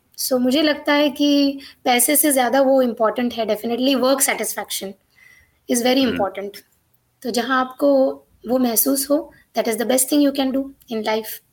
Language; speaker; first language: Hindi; non-native, local second language; Marathi